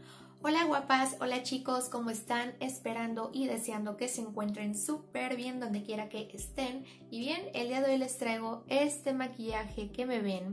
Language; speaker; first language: Spanish; native; Spanish